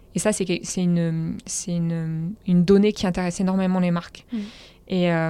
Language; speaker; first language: French; native; French